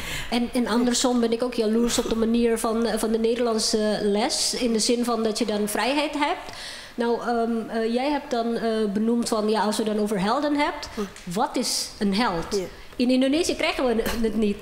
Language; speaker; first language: Dutch; non-native, fluent; Indonesian